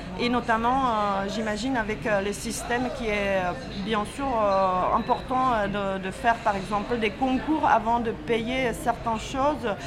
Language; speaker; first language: French; non-native, fluent; Czech